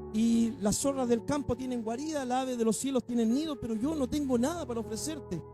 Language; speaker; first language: Spanish; native; Spanish